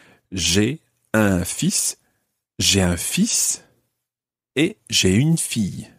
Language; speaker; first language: French; non-native, fluent; English